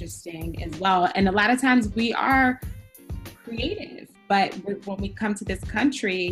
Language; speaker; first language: English; early bilingual, other home language; Spanish